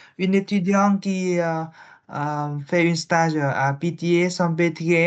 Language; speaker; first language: French; non-native, learner; Vietnamese